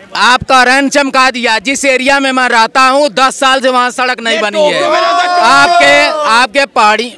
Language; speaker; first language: Hindi; native; Hindi